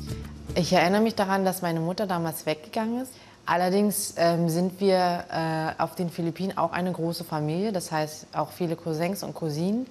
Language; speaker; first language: German; early bilingual, other home language; Filipino